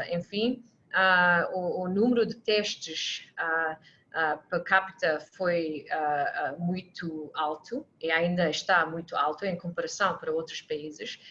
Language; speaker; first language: Portuguese; non-native, fluent; English